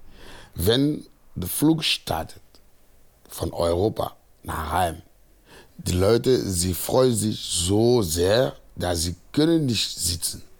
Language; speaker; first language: German; non-native, fluent; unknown